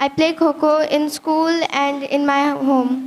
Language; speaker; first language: English; non-native, learner; Hindi